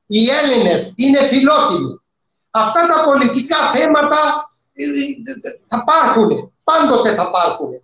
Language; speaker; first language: Greek; non-native, fluent; Urdu